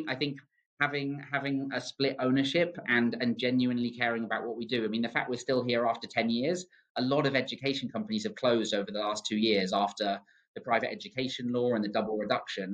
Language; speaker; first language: English; native; English